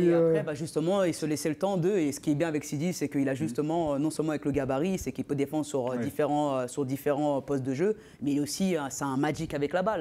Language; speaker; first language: French; native; French